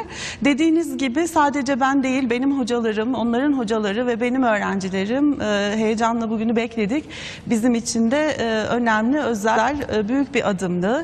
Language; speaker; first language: Turkish; native; Turkish